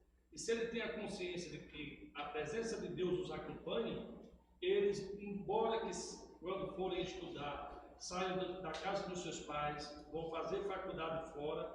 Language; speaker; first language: Portuguese; native; Portuguese